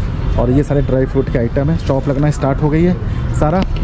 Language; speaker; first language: Hindi; native; Hindi